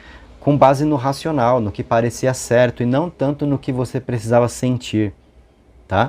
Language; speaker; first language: Portuguese; native; Portuguese